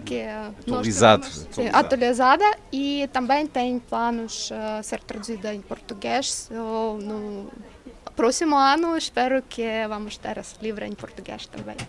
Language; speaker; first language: Portuguese; non-native, learner; Ukrainian